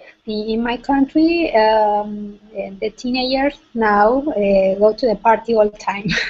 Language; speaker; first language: English; non-native, learner; Spanish